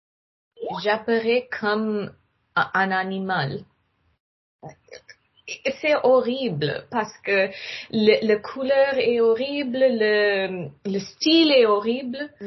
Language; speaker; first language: French; non-native, learner; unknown